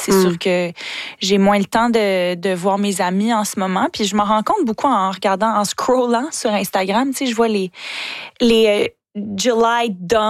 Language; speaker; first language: French; native; French